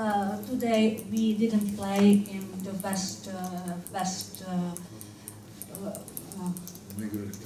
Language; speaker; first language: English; non-native, learner; Russian